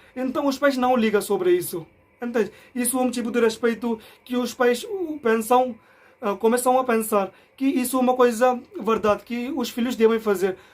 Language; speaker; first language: Portuguese; non-native, learner; Hindi